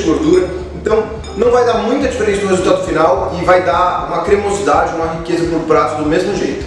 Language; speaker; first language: Portuguese; native; Portuguese